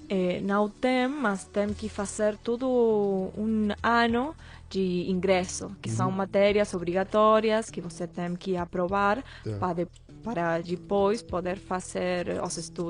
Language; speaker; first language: Portuguese; non-native, fluent; Spanish